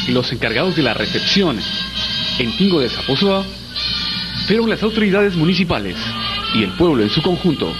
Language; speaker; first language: Spanish; native; Spanish